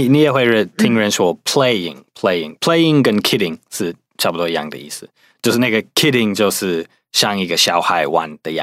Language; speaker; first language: Chinese; non-native, fluent; English